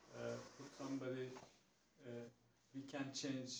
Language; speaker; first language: English; non-native, learner; Turkish